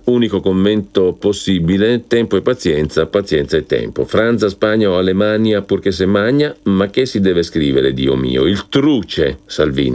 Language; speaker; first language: Italian; native; Italian